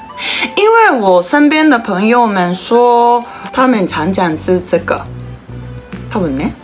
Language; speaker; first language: Chinese; non-native, learner; Japanese